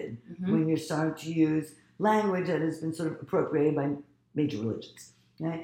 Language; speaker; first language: English; native; English